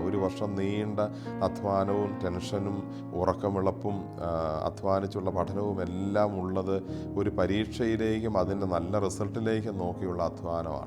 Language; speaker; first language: Malayalam; native; Malayalam